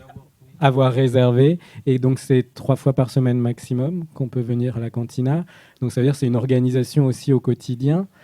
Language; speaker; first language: French; native; French